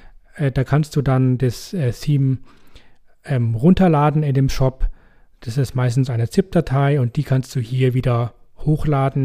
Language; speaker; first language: German; native; German